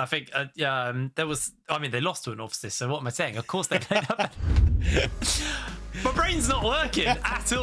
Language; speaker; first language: English; native; English